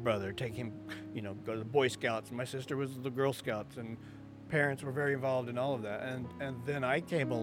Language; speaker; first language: English; native; English